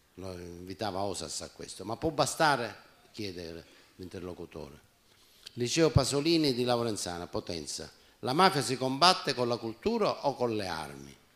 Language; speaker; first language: Italian; native; Italian